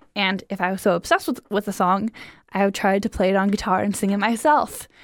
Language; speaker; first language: English; native; English